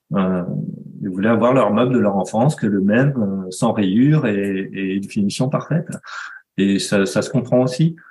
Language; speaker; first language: French; native; French